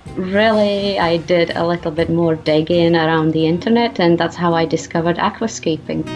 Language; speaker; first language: English; non-native, fluent; Czech